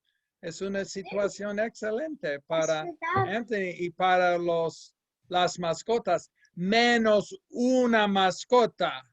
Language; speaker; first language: Spanish; non-native, fluent; English